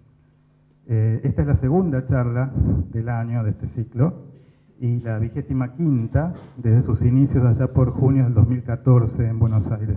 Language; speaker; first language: Spanish; native; Spanish